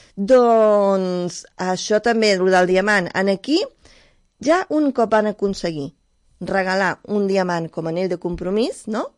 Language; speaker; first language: Catalan; native; Catalan